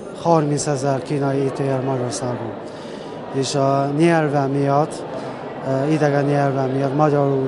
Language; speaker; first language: Hungarian; non-native, learner; Chinese